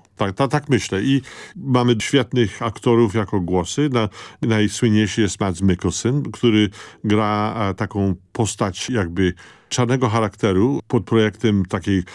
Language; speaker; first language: Polish; early bilingual, heritage; Polish